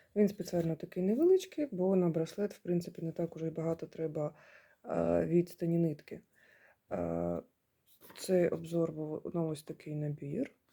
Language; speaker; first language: Ukrainian; non-native, local second language; Russian